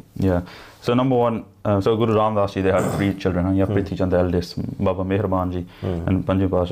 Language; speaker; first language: English; early bilingual, other home language; Punjabi